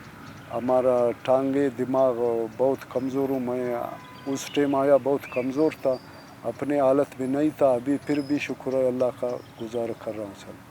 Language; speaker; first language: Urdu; non-native, local second language; Baluchi